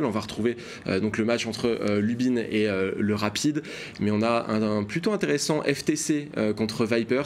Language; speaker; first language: French; native; French